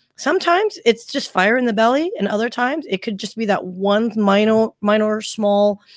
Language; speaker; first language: English; early bilingual, other home language; Thai